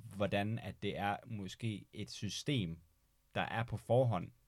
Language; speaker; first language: Danish; native; Danish